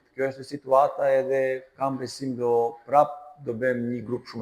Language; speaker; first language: Albanian; non-native, fluent; Serbian